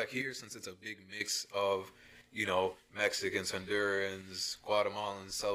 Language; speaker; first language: English; early bilingual, other home language; Spanish